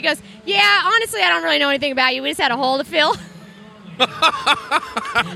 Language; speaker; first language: English; native; English